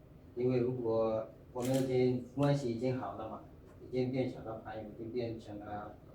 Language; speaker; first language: Chinese; non-native, fluent; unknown